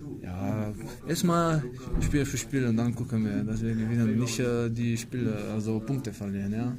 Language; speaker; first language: German; non-native, learner; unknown